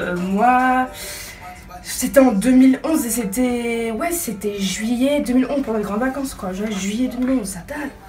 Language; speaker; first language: French; early bilingual, other home language; Bambara